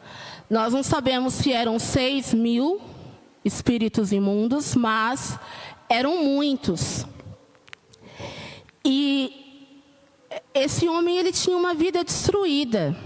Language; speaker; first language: Portuguese; native; Portuguese